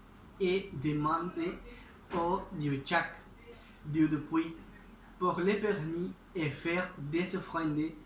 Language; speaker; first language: French; non-native, learner; Spanish